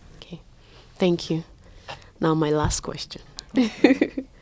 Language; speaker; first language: English; non-native, local second language; Yoruba